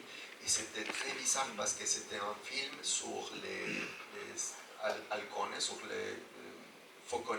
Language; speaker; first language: French; non-native, fluent; Spanish